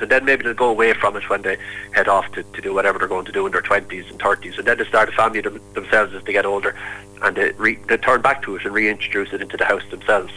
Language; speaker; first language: English; native; English